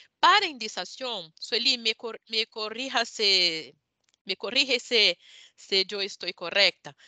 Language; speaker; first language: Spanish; non-native, learner; Portuguese